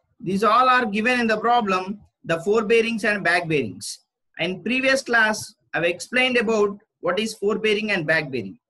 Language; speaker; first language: English; non-native, local second language; Telugu